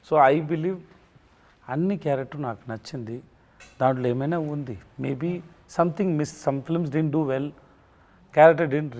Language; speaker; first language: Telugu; non-native, learner; Tamil